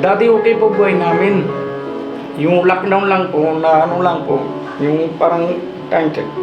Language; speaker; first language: Filipino; non-native, learner; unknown